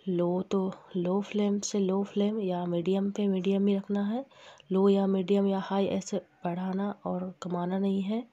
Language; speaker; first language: Hindi; non-native, local second language; Bangla